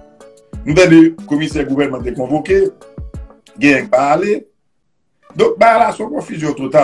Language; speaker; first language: French; non-native, local second language; Haitian Creole